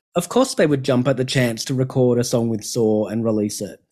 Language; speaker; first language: English; native; English